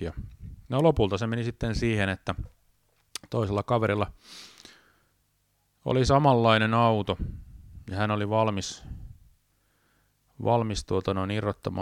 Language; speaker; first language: Finnish; native; Finnish